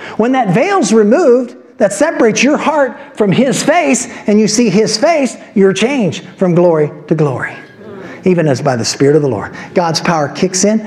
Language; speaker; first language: English; native; English